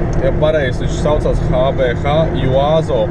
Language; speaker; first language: Latvian; native; Latvian